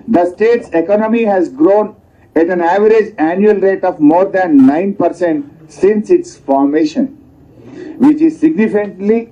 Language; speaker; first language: English; non-native, local second language; Telugu